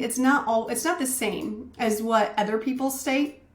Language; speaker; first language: English; native; English